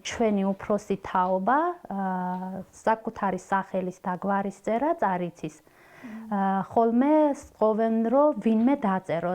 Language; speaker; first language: Georgian; non-native, local second language; Armenian